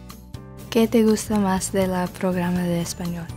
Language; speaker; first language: Spanish; early bilingual, heritage; English